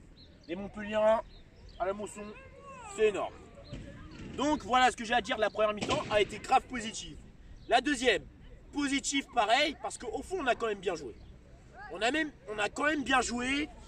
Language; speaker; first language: French; native; French